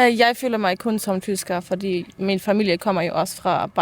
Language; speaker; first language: Danish; non-native, local second language; German